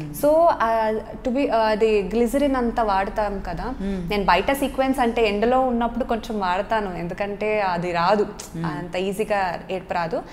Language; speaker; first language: Telugu; non-native, local second language; Kannada